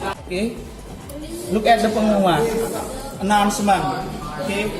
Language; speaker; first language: English; non-native, learner; Indonesian